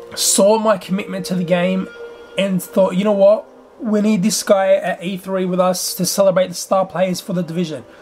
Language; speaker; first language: English; native; English